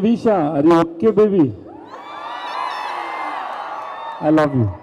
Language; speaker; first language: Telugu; non-native, learner; Tamil